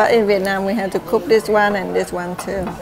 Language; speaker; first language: English; non-native, learner; Vietnamese